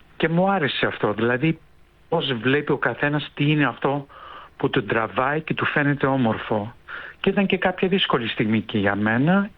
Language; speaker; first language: Greek; early bilingual, heritage; Greek